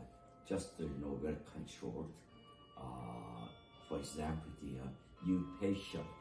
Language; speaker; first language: English; non-native, fluent; Korean